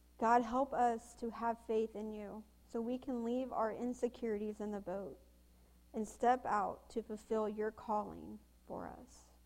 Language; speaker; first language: English; native; English